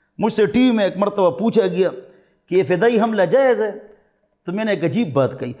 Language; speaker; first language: Urdu; non-native, local second language; Pashto